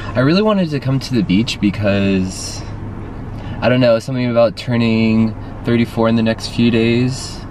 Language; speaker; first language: English; native; English